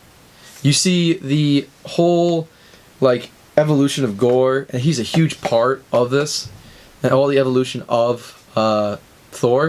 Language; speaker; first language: English; native; English